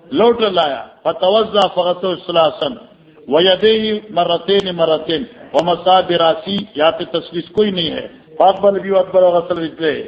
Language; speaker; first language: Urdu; non-native, local second language; Northern Hindko